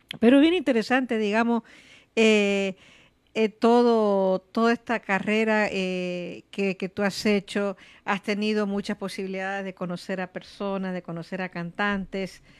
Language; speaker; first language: Spanish; native; Spanish